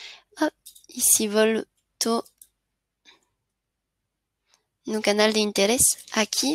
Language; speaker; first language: Spanish; non-native, learner; French